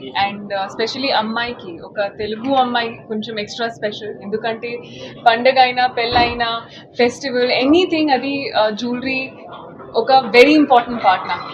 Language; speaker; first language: Telugu; non-native, fluent; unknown